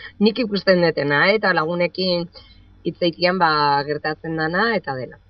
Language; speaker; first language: Basque; non-native, local second language; Spanish